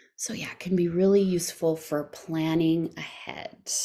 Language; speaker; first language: English; native; English